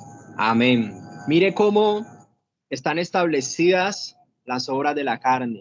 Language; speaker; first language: Spanish; native; Spanish